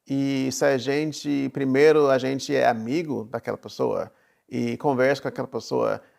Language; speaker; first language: Portuguese; non-native, fluent; English